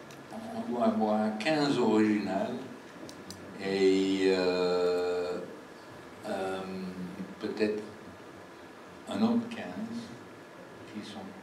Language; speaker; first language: French; non-native, fluent; English